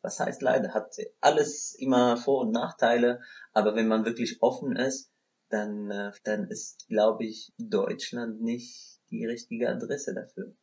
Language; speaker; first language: German; non-native, fluent; Arabic